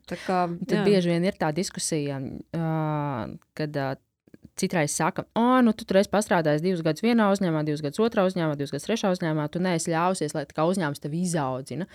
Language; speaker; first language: Latvian; native; Latvian